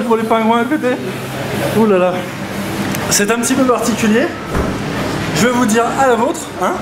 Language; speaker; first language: French; native; French